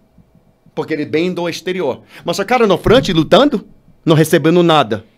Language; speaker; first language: Portuguese; non-native, learner; English